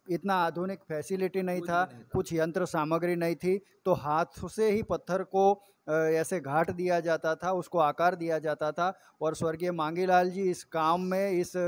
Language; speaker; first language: Hindi; non-native, local second language; Gujarati